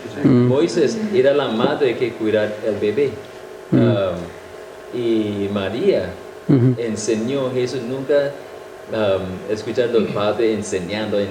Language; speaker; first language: Spanish; non-native, fluent; English